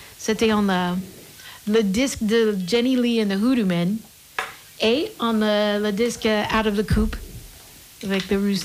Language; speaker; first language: French; non-native, learner; English